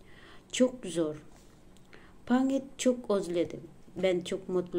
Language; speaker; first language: Turkish; non-native, learner; Filipino